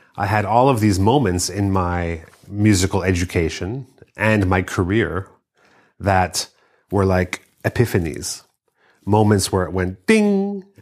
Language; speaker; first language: English; native; English